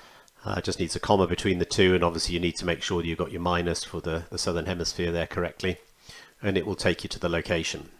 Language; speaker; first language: English; native; English